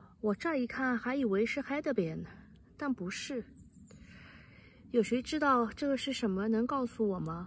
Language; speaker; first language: Chinese; native; Chinese